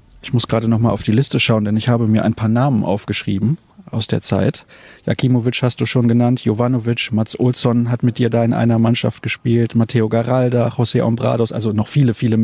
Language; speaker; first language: German; native; German